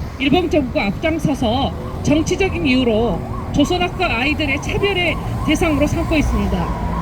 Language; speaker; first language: Korean; native; Korean